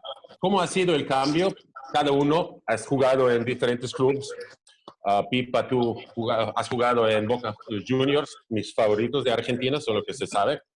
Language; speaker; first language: Spanish; non-native, fluent; Croatian